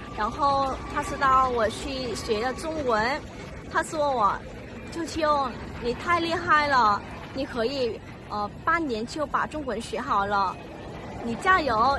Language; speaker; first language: Chinese; non-native, learner; Vietnamese